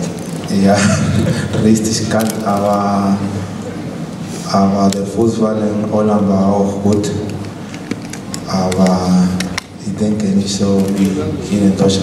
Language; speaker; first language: German; non-native, learner; Spanish